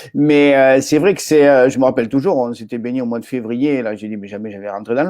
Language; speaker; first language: French; native; French